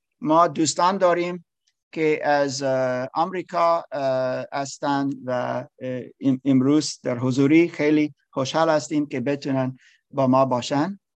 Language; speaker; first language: Persian; non-native, learner; English